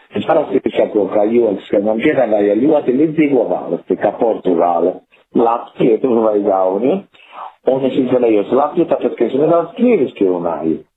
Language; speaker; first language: Latvian; non-native, fluent; Italian